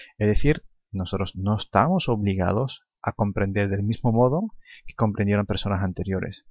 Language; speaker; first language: Spanish; non-native, fluent; Arabic